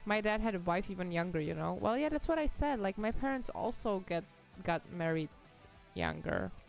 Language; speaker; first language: English; non-native, fluent; Czech